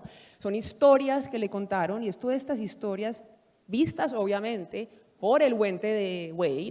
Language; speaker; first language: Spanish; native; Spanish